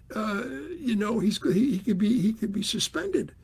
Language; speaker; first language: English; native; English